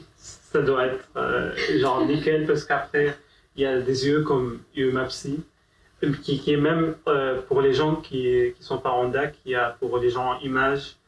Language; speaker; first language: French; non-native, fluent; Arabic